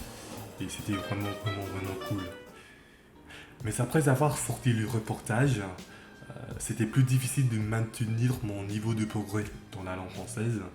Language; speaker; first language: French; non-native, fluent; English